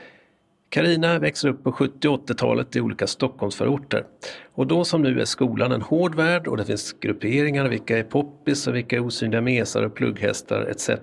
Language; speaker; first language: Swedish; native; Swedish